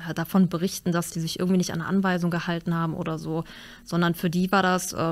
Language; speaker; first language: German; native; German